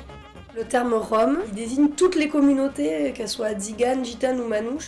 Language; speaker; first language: French; native; French